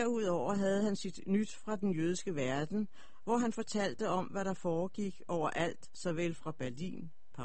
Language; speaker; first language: Danish; native; Danish